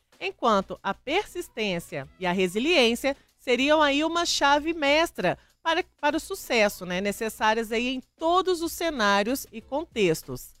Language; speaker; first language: Portuguese; native; Portuguese